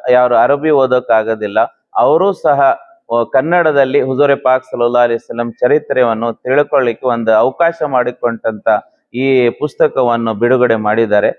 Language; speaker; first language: Kannada; non-native, local second language; Urdu